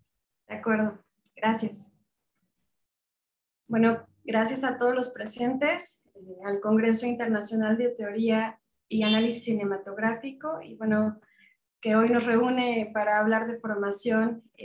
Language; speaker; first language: Spanish; native; Spanish